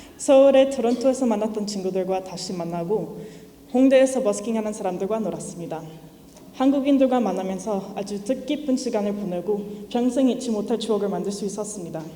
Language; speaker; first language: Korean; non-native, fluent; English